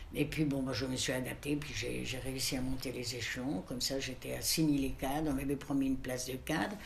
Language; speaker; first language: French; native; French